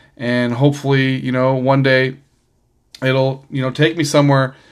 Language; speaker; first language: English; native; English